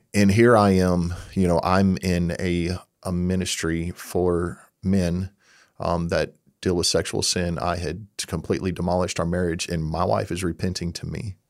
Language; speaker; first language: English; native; English